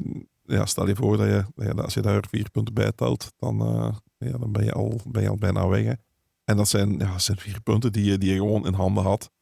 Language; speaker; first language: Dutch; native; Dutch